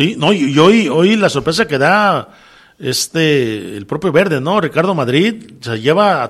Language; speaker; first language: Spanish; native; Spanish